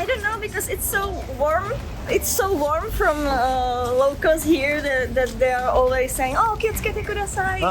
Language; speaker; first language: English; non-native, fluent; Czech